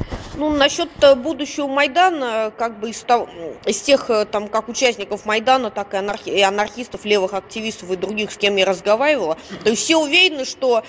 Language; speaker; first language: Russian; native; Russian